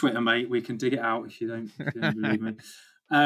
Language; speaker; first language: English; native; English